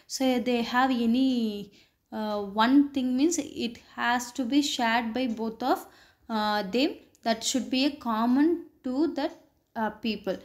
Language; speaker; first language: English; non-native, local second language; Tamil